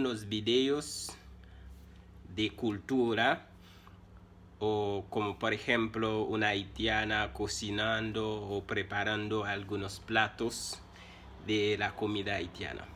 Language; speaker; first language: Spanish; non-native, fluent; Haitian Creole